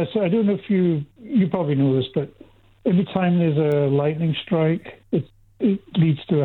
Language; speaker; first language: English; native; English